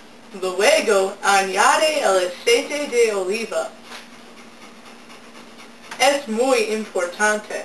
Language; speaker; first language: Spanish; non-native, learner; English